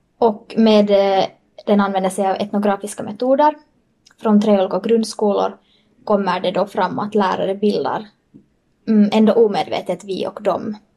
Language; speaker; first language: Swedish; native; Swedish